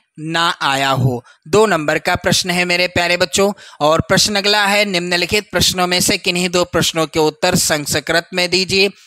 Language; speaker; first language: Hindi; native; Hindi